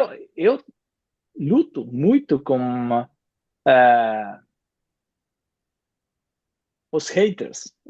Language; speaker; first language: Portuguese; non-native, fluent; Spanish